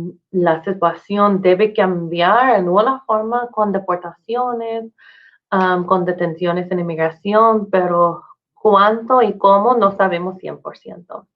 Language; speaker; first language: Spanish; non-native, fluent; English